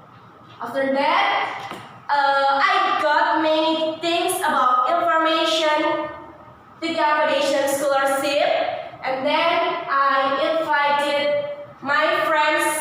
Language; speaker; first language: English; non-native, learner; Indonesian